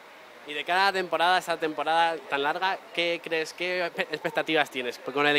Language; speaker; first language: Spanish; native; Spanish